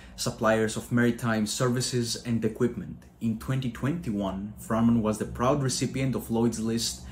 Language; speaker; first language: English; non-native, fluent; Greek